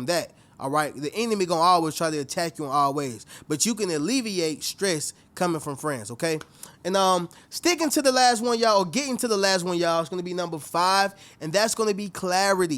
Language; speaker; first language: English; native; English